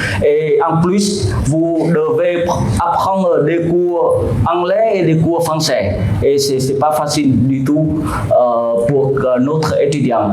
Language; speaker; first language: French; non-native, fluent; Vietnamese